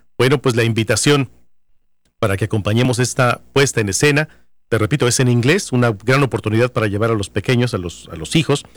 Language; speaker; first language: Spanish; native; Spanish